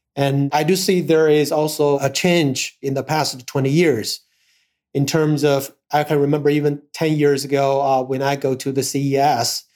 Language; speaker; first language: English; non-native, fluent; Chinese